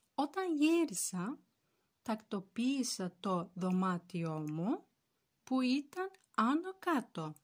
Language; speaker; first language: Greek; non-native, fluent; Turkish